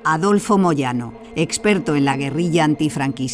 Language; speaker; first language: Spanish; native; Spanish